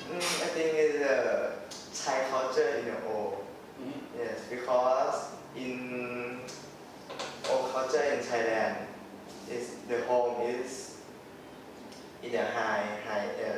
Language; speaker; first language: English; non-native, learner; Thai